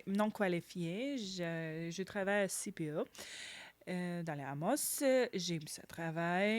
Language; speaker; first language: French; non-native, learner; Ukrainian